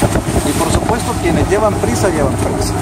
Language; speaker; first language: Spanish; native; Spanish